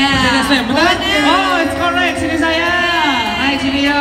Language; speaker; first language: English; non-native, learner; Indonesian